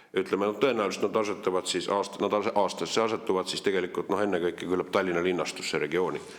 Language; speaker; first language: Estonian; native; Estonian